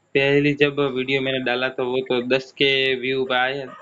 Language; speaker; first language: Hindi; non-native, local second language; Gujarati